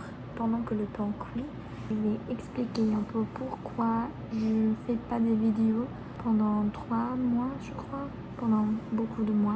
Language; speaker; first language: French; non-native, learner; Spanish